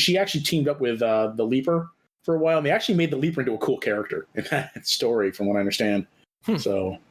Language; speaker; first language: English; native; English